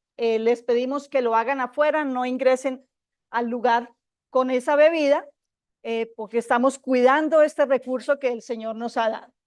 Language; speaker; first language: Spanish; native; Spanish